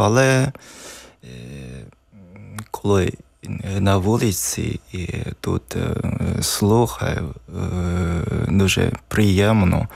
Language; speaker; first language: Ukrainian; non-native, learner; Japanese